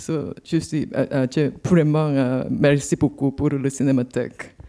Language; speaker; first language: French; non-native, learner; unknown